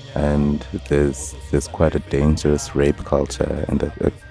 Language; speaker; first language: English; non-native, local second language; Zulu